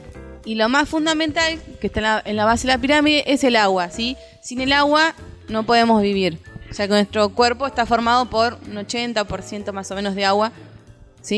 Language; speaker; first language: Spanish; native; Spanish